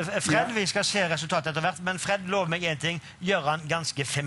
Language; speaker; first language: Norwegian; native; Norwegian